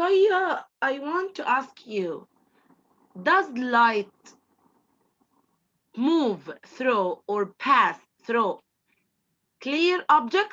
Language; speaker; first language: English; non-native, fluent; Arabic